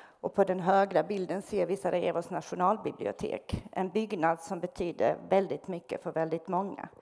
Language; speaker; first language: Swedish; non-native, fluent; Bosnian